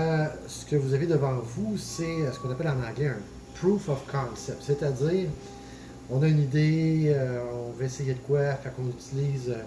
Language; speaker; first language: French; native; French